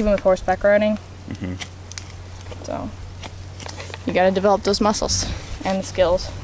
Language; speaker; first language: English; native; English